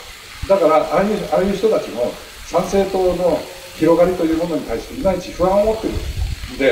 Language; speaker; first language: Japanese; native; Japanese